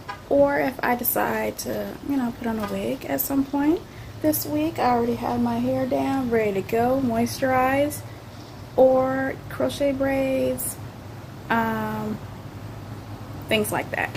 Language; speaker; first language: English; native; English